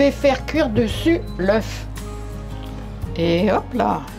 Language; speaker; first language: French; native; French